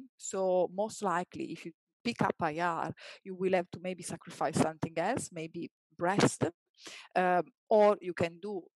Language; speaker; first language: English; non-native, fluent; Italian